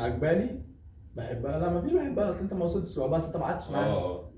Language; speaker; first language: Arabic; native; Arabic